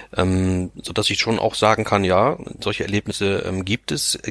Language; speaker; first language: German; native; German